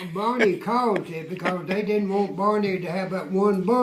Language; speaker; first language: English; native; English